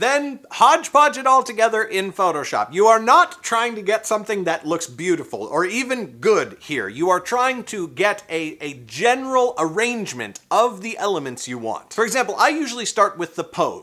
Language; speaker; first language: English; native; English